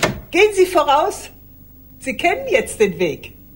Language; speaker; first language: German; native; German